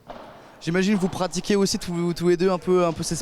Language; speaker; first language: French; native; French